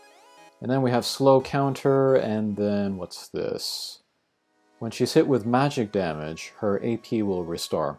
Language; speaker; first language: English; native; English